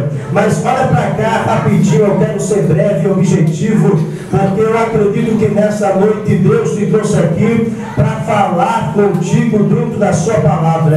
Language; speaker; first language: Portuguese; native; Portuguese